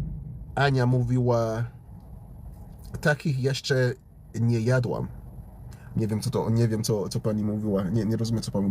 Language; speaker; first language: Polish; non-native, learner; English